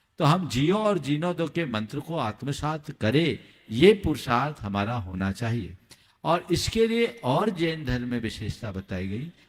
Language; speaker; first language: Hindi; native; Hindi